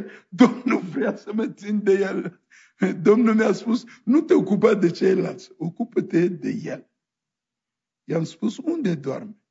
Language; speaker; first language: Romanian; non-native, fluent; French